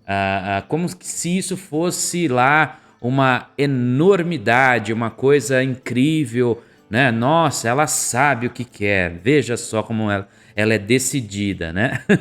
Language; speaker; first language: Portuguese; native; Portuguese